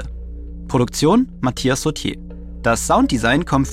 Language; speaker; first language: German; native; German